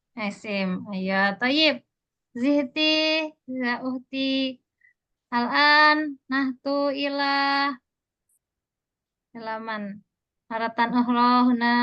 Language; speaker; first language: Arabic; non-native, fluent; Indonesian